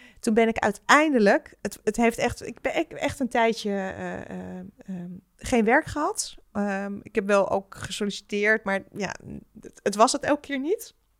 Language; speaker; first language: Dutch; native; Dutch